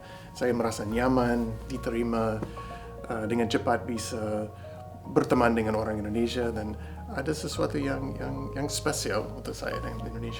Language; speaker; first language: Indonesian; non-native, fluent; English